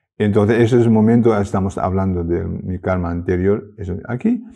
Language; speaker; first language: Spanish; non-native, learner; Tibetan